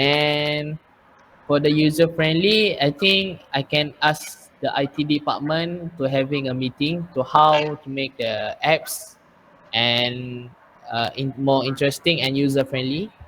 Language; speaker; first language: English; non-native, learner; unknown